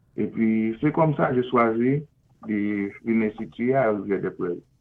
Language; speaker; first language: French; non-native, local second language; Haitian Creole